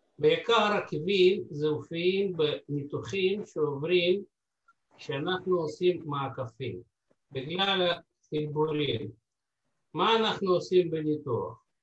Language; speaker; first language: Hebrew; non-native, fluent; Russian